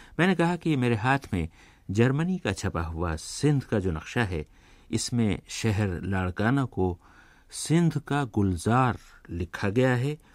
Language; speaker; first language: Urdu; native; Urdu